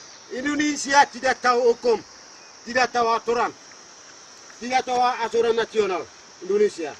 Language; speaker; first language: Indonesian; non-native, local second language; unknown